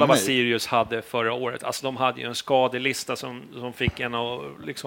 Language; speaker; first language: Swedish; native; Swedish